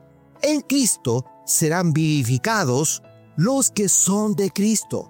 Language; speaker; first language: Spanish; native; Spanish